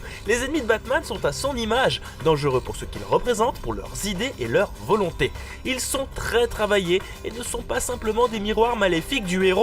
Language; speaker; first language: French; native; French